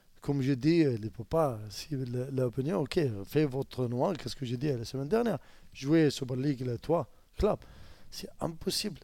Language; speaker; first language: French; non-native, learner; Arabic